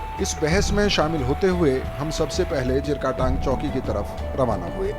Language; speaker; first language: Hindi; native; Hindi